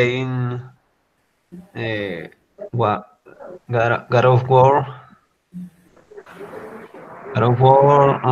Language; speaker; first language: English; non-native, learner; Spanish